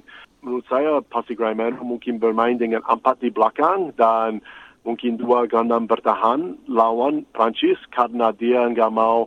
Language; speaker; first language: Indonesian; non-native, fluent; English